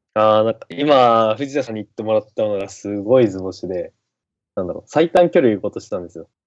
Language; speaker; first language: Japanese; native; Japanese